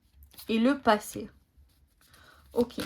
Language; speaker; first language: French; native; French